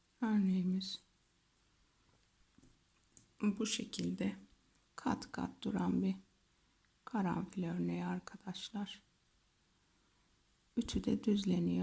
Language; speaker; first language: Turkish; native; Turkish